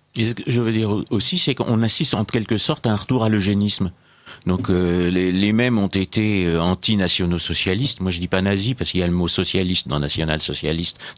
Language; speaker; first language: French; native; French